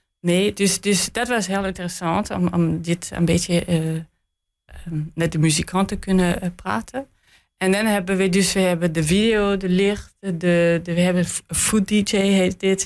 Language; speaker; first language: Dutch; non-native, learner; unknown